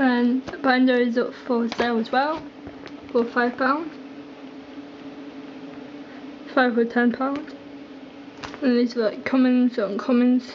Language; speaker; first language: English; native; English